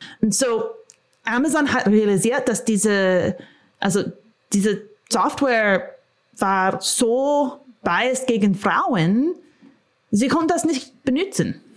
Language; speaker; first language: German; non-native, fluent; English